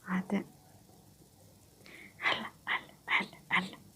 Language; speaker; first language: Arabic; non-native, learner; Oromo